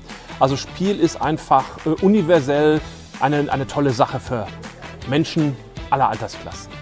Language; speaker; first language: German; native; German